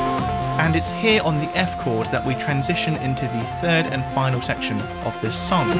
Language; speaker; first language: English; native; English